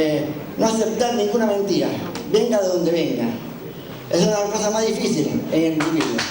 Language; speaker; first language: Spanish; native; Spanish